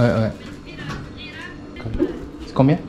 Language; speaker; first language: French; non-native, learner; Korean